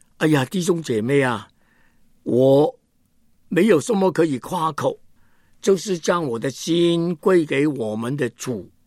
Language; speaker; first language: Chinese; non-native, local second language; Cantonese